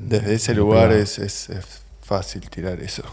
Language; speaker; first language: Spanish; native; Spanish